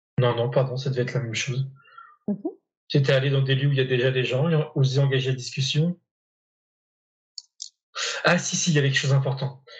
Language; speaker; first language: French; native; French